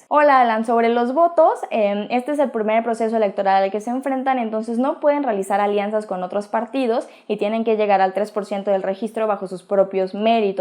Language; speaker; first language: Spanish; native; Spanish